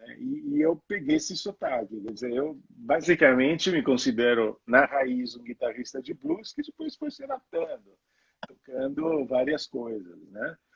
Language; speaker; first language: Portuguese; non-native, fluent; Italian